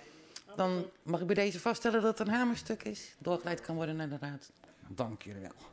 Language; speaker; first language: Dutch; native; Dutch